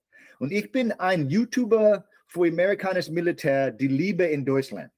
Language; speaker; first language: German; non-native, learner; English